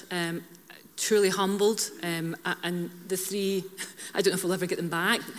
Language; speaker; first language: English; native; English